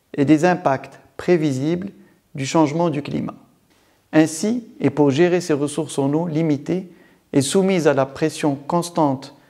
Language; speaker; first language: French; non-native, local second language; Arabic